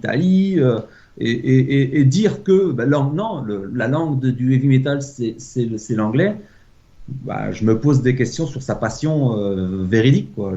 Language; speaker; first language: French; native; French